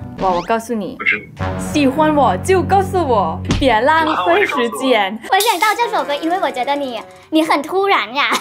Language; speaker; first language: Chinese; non-native, fluent; Thai